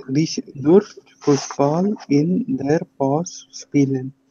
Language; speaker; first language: German; non-native, learner; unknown